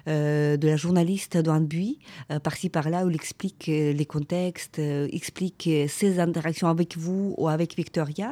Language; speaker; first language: French; non-native, fluent; Ukrainian